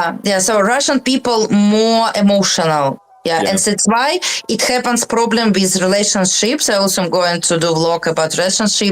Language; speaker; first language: English; non-native, learner; Russian